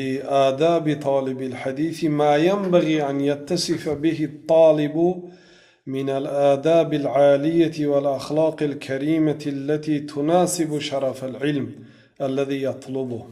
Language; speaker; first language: Arabic; non-native, fluent; Tajik